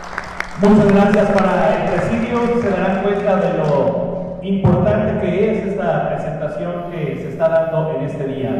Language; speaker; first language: Spanish; native; Spanish